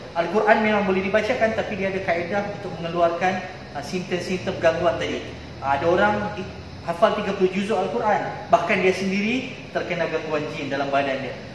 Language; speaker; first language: Malay; native; Malay